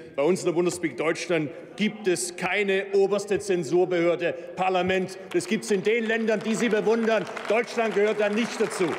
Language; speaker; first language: German; native; German